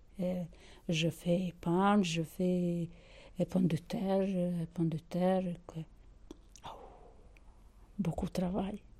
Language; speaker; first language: French; non-native, learner; Albanian